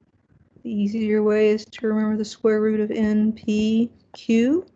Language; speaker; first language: English; native; English